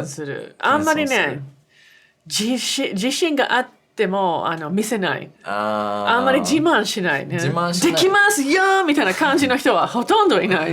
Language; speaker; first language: Japanese; non-native, fluent; English